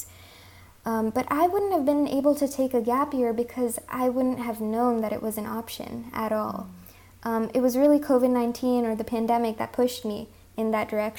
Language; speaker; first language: English; early bilingual, other home language; Hindi